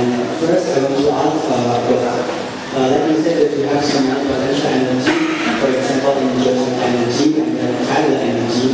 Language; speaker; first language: English; non-native, fluent; Indonesian